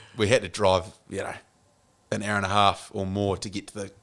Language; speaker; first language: English; native; English